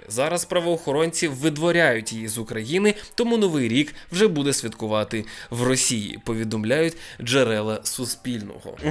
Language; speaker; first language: Ukrainian; native; Ukrainian